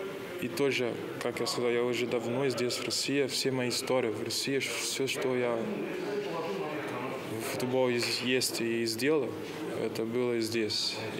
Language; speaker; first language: Russian; non-native, learner; Portuguese